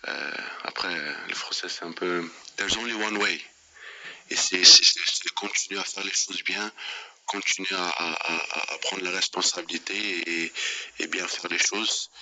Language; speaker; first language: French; non-native, fluent; Danish